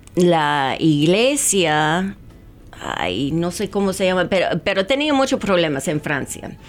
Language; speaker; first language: Spanish; non-native, fluent; English